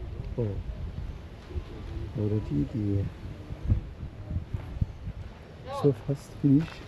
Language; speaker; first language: English; non-native, learner; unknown